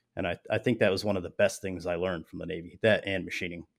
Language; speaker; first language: English; native; English